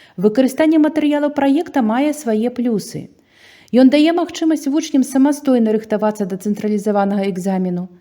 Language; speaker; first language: Belarusian; native; Belarusian